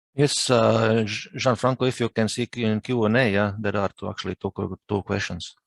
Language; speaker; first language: English; non-native, fluent; Latvian